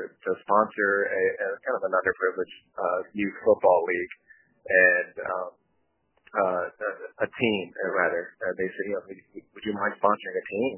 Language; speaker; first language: English; early bilingual, other home language; Japanese